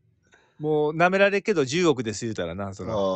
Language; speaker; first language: Japanese; native; Japanese